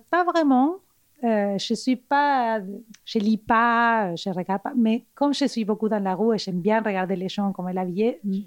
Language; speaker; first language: French; non-native, fluent; Spanish